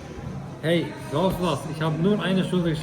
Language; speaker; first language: German; non-native, fluent; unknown